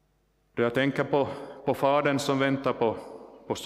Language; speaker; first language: Swedish; non-native, local second language; Finnish